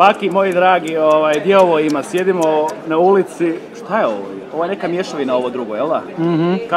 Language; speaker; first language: Croatian; native; Croatian